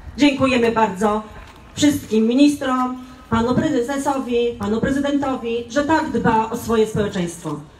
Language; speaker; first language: Polish; native; Polish